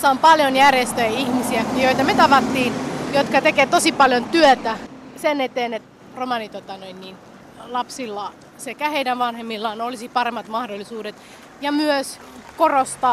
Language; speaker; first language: Finnish; early bilingual, other home language; Somali